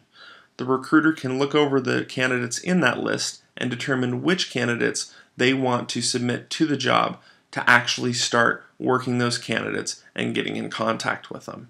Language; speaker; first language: English; native; English